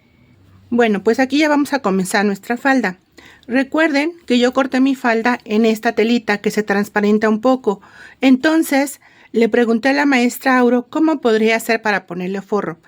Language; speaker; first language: Spanish; native; Spanish